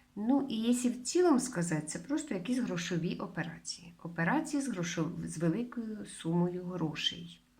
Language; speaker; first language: Ukrainian; non-native, local second language; Russian